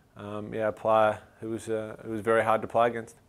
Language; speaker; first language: English; native; English